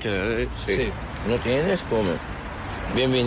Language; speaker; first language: Spanish; non-native, learner; Arabic